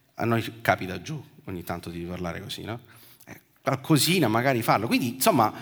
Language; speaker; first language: Italian; native; Italian